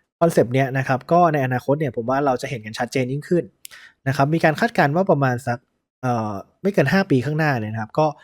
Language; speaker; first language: Thai; native; Thai